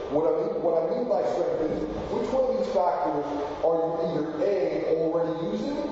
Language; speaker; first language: English; non-native, fluent; Spanish